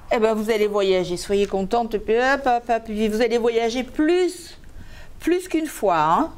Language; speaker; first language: French; native; French